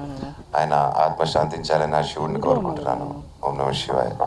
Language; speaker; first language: Telugu; native; Telugu